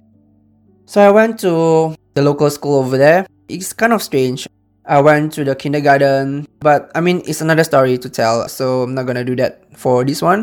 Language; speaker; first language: English; early bilingual, other home language; Indonesian